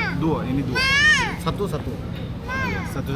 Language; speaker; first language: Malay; non-native, fluent; Bangla